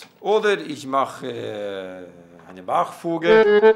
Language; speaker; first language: German; non-native, fluent; Norwegian